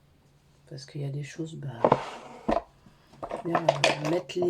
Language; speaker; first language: French; native; French